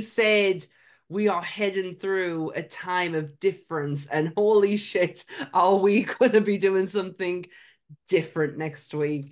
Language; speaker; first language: English; native; English